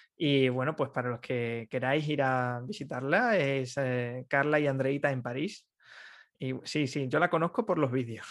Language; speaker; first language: Spanish; native; Spanish